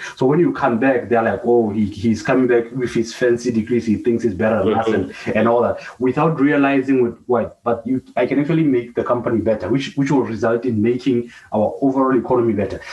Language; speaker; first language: English; non-native, local second language; Southern Sotho